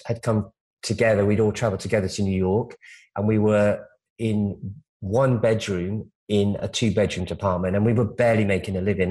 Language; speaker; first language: English; native; English